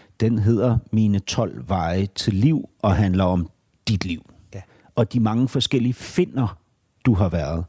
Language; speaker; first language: Danish; native; Danish